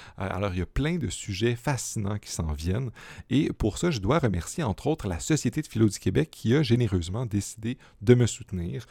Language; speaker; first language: French; native; French